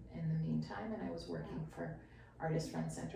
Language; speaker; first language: English; native; English